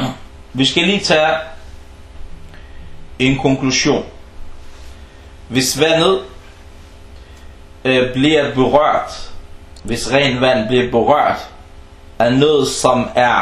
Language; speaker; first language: Danish; early bilingual, other home language; Arabic